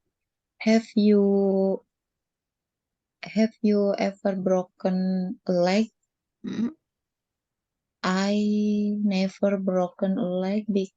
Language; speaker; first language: English; non-native, learner; Indonesian